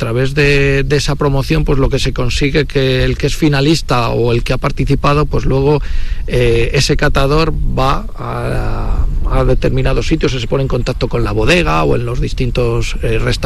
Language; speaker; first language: Spanish; native; Spanish